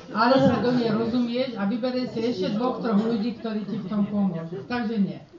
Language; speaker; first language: Slovak; early bilingual, heritage; Slovak